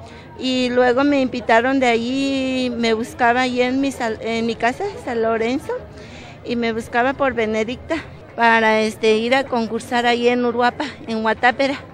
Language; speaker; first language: Spanish; non-native, local second language; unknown